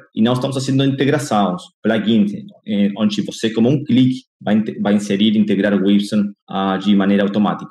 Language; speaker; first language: Portuguese; non-native, fluent; Spanish